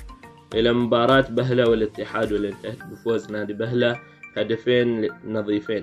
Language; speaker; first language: Arabic; native; Arabic